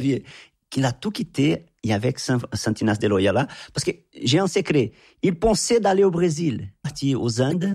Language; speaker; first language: French; non-native, learner; Portuguese